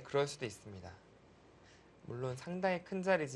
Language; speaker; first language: Korean; native; Korean